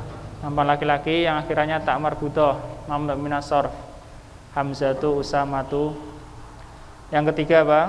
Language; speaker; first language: Indonesian; native; Indonesian